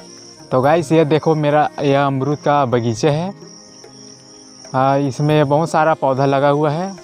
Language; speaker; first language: Hindi; non-native, local second language; Chhattisgarhi